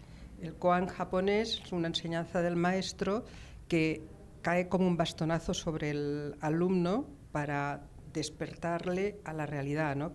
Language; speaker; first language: Spanish; native; Spanish